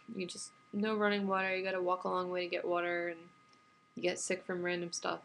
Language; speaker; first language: English; native; English